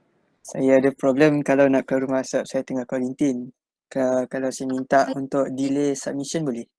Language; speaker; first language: Malay; native; Malay